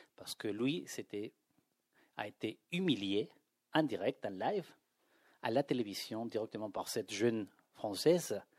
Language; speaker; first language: French; non-native, fluent; Spanish